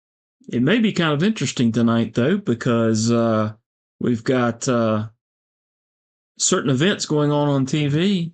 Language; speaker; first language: English; native; English